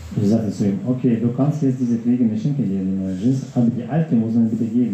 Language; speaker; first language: German; non-native, fluent; Russian